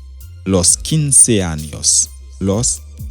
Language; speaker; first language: Spanish; non-native, fluent; Haitian Creole